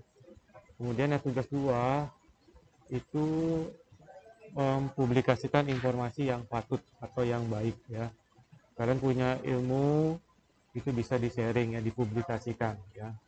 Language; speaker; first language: Indonesian; native; Indonesian